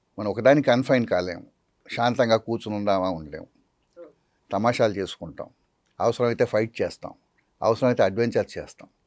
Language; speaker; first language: Telugu; non-native, local second language; Tamil